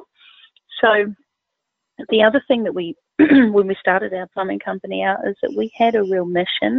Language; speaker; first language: English; native; English